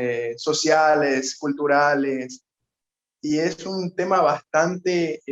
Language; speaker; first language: Spanish; native; Spanish